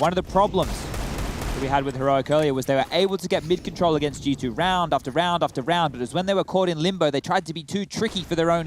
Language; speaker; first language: English; native; English